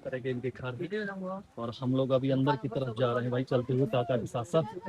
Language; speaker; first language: Hindi; native; Hindi